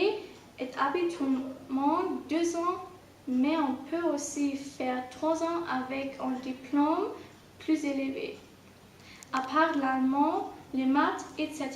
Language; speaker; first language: French; non-native, learner; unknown